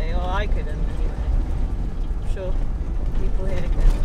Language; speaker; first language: English; native; English